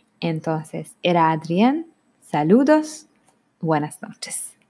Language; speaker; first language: Spanish; non-native, learner; Hungarian